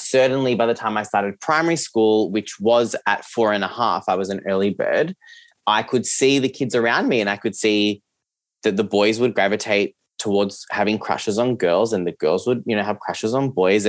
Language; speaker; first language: English; early bilingual, other home language; Serbian